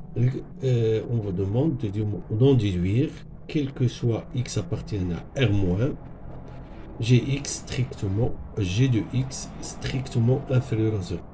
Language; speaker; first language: French; non-native, local second language; Arabic